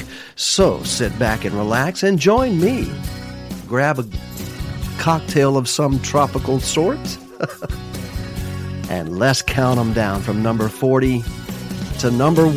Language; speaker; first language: English; native; English